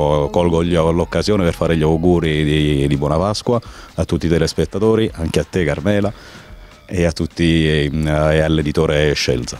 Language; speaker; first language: Italian; native; Italian